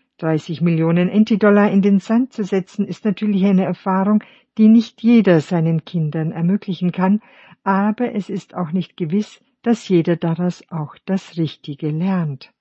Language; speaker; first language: German; native; German